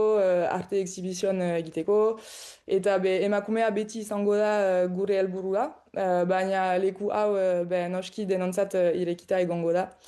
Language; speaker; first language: Basque; non-native, local second language; French